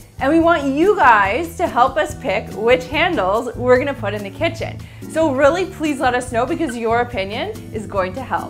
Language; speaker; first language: English; native; English